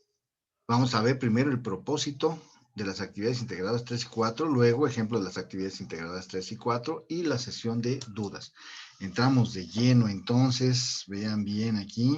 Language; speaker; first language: Spanish; native; Spanish